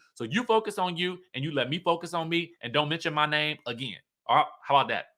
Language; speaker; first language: English; native; English